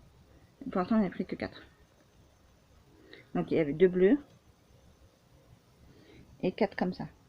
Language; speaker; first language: French; native; French